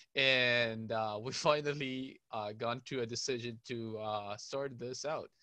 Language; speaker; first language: English; non-native, fluent; Arabic